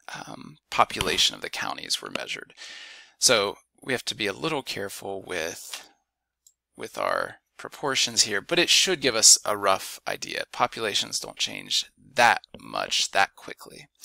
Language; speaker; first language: English; native; English